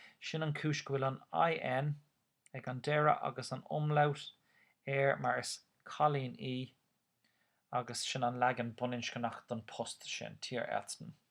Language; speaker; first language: Irish; non-native, local second language; English